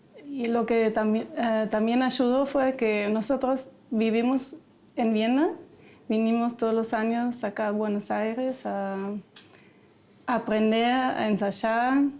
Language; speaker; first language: Spanish; non-native, fluent; German